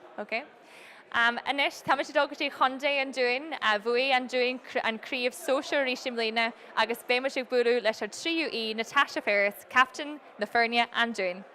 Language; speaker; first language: Irish; native; Irish